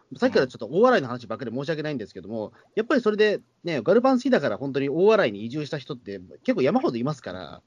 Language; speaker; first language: Japanese; native; Japanese